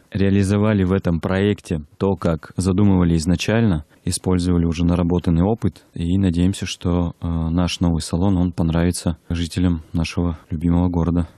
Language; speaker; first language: Russian; native; Russian